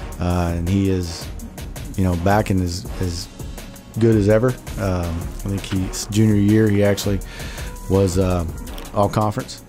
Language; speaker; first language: English; native; English